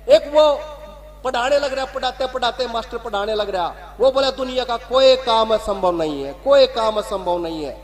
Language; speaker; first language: Hindi; non-native, local second language; Haryanvi